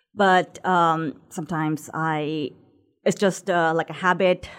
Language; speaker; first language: English; non-native, local second language; Sinhala